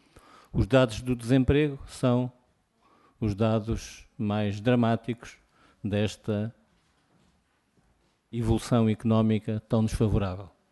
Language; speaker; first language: Portuguese; native; Portuguese